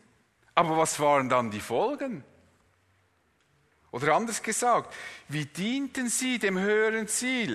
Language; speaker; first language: German; native; German